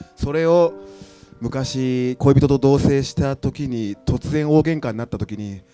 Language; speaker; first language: Japanese; native; Japanese